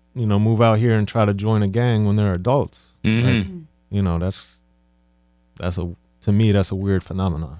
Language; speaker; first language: English; native; English